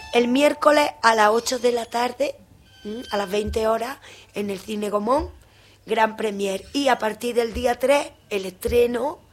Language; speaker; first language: Spanish; native; Spanish